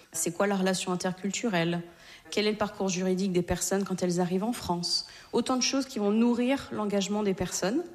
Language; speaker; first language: French; native; French